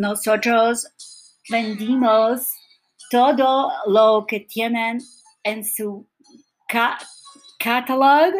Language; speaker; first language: Spanish; non-native, learner; English